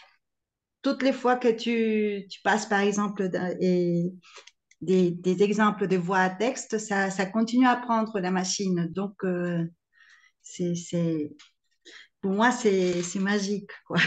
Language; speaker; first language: French; non-native, fluent; Spanish